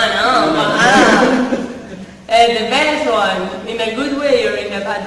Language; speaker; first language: English; non-native, fluent; Spanish